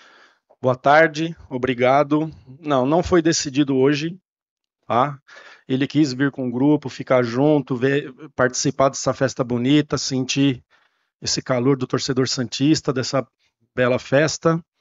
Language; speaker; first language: Portuguese; native; Portuguese